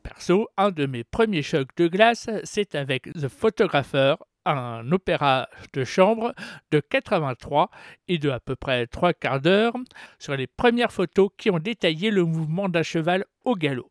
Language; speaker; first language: French; native; French